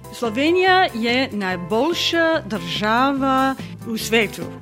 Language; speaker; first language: Slovenian; non-native, learner; English